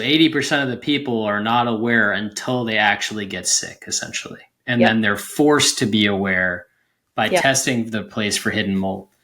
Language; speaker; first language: English; native; English